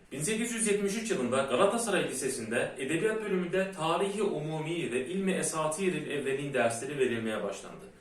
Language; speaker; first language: Turkish; early bilingual, heritage; Turkish